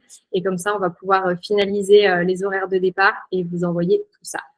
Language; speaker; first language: French; native; French